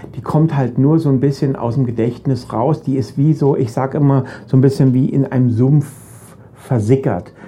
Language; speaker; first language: German; native; German